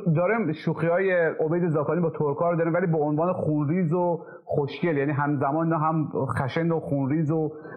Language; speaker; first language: Persian; native; Persian